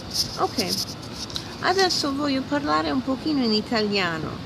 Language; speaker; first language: Italian; early bilingual, heritage; Italian